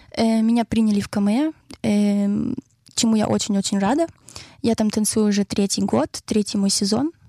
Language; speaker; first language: Russian; native; Russian